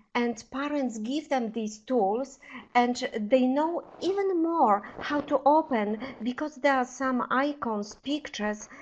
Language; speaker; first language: English; non-native, fluent; Polish